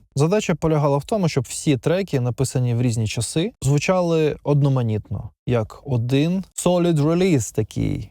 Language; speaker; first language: Ukrainian; non-native, local second language; Russian